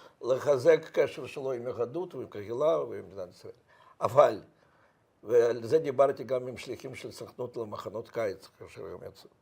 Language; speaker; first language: Hebrew; non-native, fluent; Russian